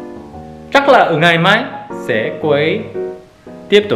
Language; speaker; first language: Vietnamese; non-native, learner; Korean